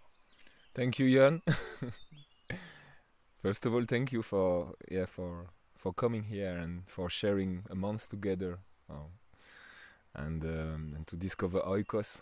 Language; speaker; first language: English; non-native, fluent; French